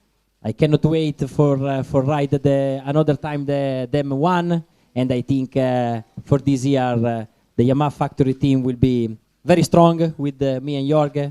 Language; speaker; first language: English; non-native, learner; Italian